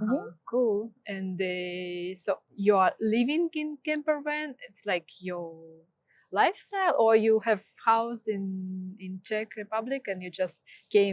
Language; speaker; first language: English; non-native, fluent; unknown